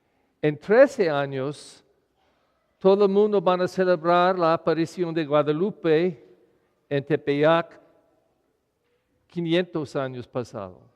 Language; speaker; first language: Spanish; non-native, fluent; English